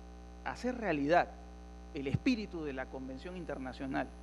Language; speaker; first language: Spanish; native; Spanish